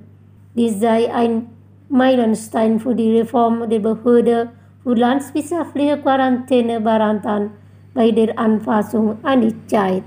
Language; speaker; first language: German; non-native, fluent; Indonesian